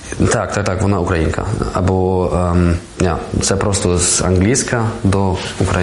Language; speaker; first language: Ukrainian; non-native, learner; German